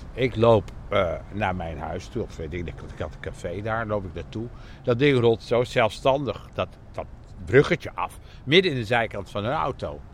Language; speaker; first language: Dutch; native; Dutch